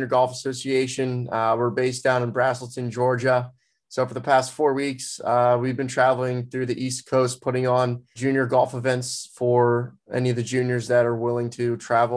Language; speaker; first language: English; native; English